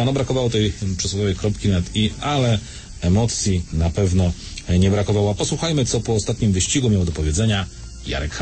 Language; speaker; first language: Polish; native; Polish